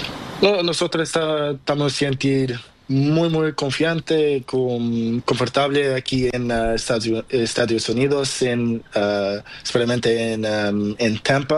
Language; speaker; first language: Spanish; non-native, learner; Portuguese